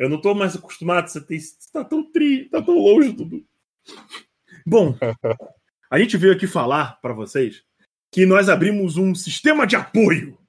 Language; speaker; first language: Portuguese; native; Portuguese